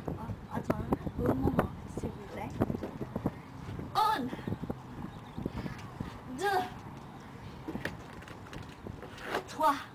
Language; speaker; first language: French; non-native, learner; English